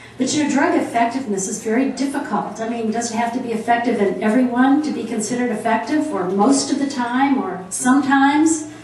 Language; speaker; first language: English; native; English